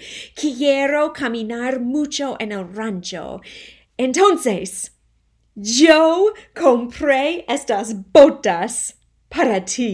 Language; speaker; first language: Spanish; non-native, fluent; English